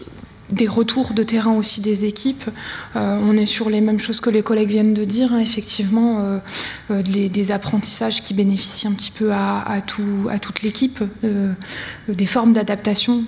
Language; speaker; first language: French; native; French